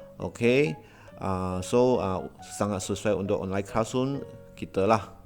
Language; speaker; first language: Malay; non-native, local second language; Chinese